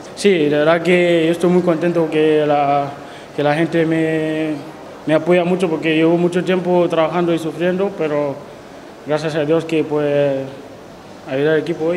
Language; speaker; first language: Spanish; non-native, fluent; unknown